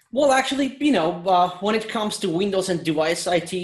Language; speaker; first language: English; non-native, fluent; Turkish